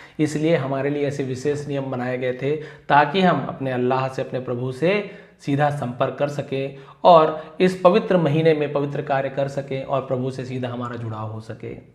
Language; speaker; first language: Hindi; native; Hindi